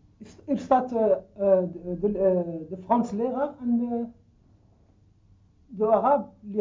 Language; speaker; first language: Dutch; non-native, learner; Arabic